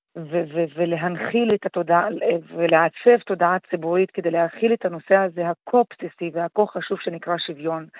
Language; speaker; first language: Hebrew; non-native, local second language; Arabic